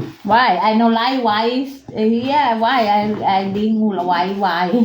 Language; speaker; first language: English; non-native, learner; Thai